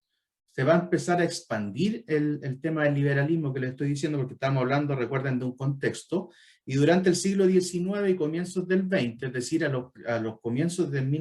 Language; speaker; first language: Spanish; native; Spanish